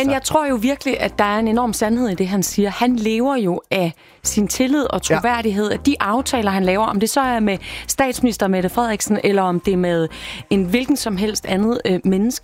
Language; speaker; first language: Danish; native; Danish